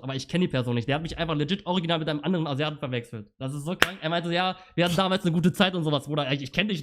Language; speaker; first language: German; native; German